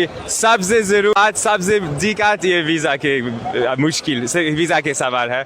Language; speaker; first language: Hindi; non-native, learner; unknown